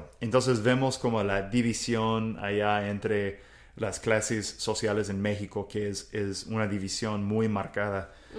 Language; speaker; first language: Spanish; non-native, fluent; English